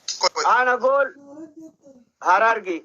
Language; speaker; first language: Arabic; non-native, learner; Oromo